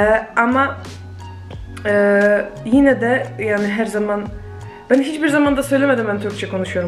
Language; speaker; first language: Turkish; non-native, fluent; Polish